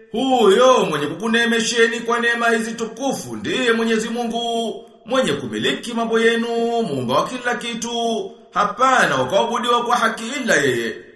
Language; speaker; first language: Swahili; native; Swahili